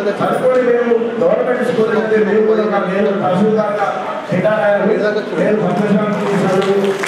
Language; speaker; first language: Telugu; native; Telugu